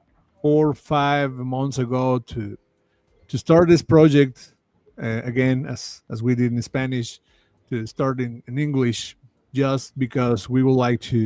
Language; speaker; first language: English; non-native, fluent; Spanish